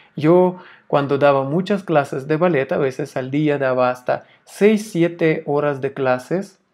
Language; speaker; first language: Spanish; non-native, fluent; Russian